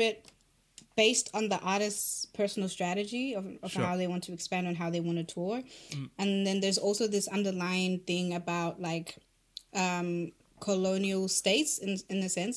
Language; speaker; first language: English; non-native, local second language; Shona